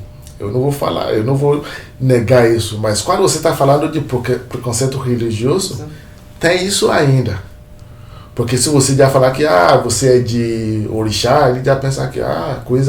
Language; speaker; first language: Portuguese; non-native, fluent; Yoruba